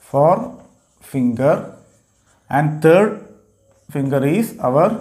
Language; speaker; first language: English; non-native, local second language; Malayalam